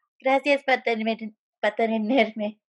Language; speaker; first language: Spanish; early bilingual, heritage; Spanish